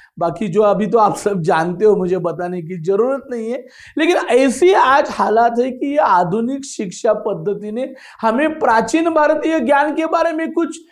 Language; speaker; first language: Hindi; non-native, local second language; Marathi